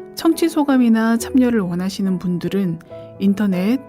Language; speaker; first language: Korean; native; Korean